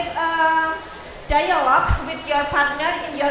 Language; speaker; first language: English; non-native, fluent; Indonesian